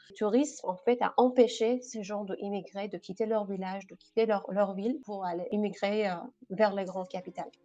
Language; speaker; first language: French; non-native, fluent; Persian